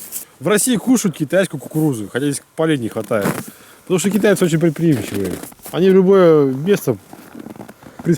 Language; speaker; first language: Russian; native; Russian